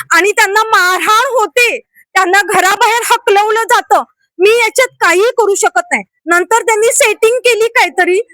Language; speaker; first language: Marathi; native; Marathi